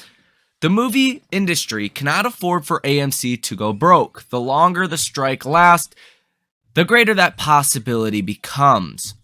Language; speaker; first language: English; native; English